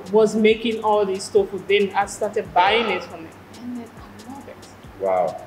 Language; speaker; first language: English; non-native, fluent; French